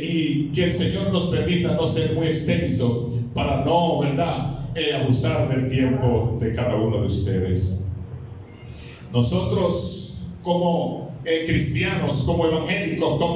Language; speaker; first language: Spanish; native; Spanish